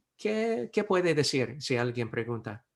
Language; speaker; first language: Spanish; non-native, fluent; English